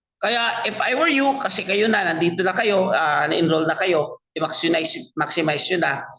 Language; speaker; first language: Filipino; non-native, local second language; Cebuano